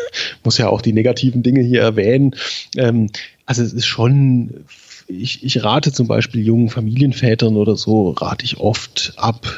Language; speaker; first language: German; native; German